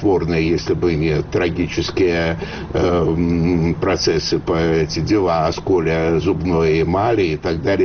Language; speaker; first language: Russian; native; Russian